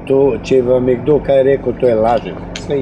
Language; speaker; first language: Slovenian; non-native, learner; Croatian